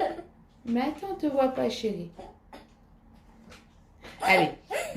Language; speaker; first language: French; native; French